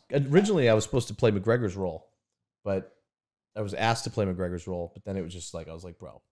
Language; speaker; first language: English; native; English